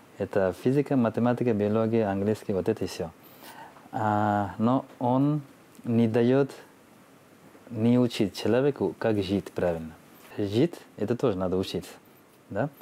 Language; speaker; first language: Russian; non-native, fluent; Telugu